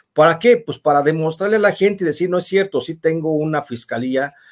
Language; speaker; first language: Spanish; native; Spanish